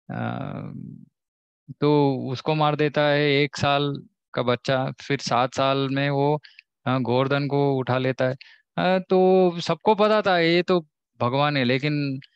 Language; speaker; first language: Hindi; non-native, local second language; Kannada